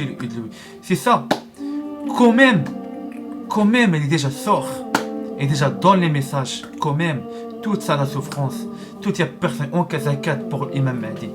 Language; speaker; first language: French; non-native, learner; Arabic